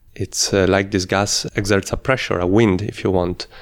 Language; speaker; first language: English; non-native, fluent; Italian